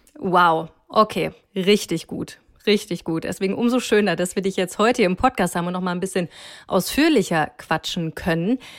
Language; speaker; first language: German; native; German